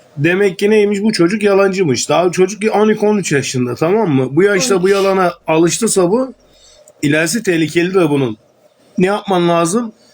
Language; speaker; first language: Turkish; native; Turkish